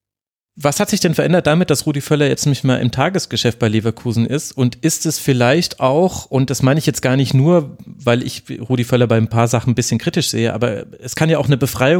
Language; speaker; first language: German; native; German